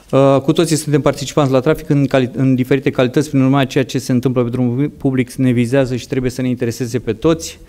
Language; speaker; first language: Romanian; native; Romanian